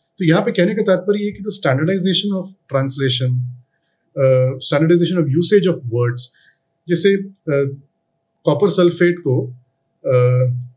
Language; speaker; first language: Hindi; non-native, local second language; Tamil